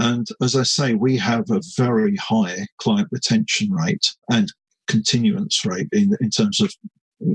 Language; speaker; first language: English; native; English